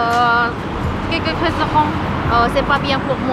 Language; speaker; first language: French; non-native, learner; Thai